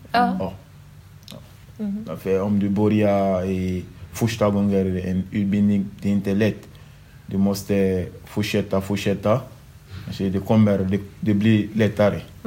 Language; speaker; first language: Swedish; non-native, learner; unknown